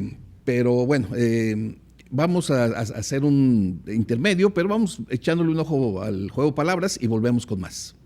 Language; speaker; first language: Spanish; native; Spanish